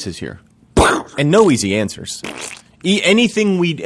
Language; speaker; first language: English; native; English